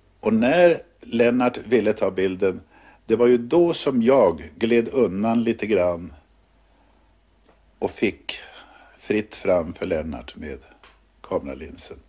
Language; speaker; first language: Swedish; native; Swedish